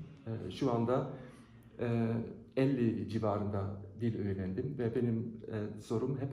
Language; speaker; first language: Turkish; non-native, fluent; Dutch